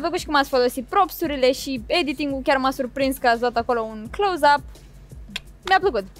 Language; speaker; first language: Romanian; native; Romanian